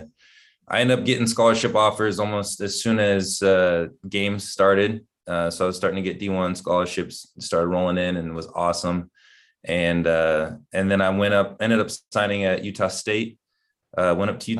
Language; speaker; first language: English; native; English